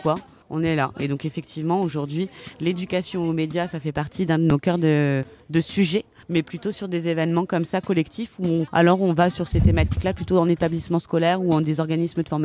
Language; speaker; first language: French; native; French